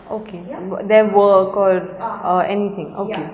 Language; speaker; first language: Telugu; non-native, learner; Hindi